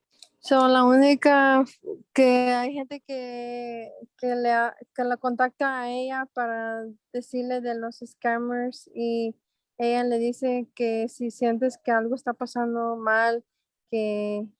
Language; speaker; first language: Spanish; early bilingual, heritage; Spanish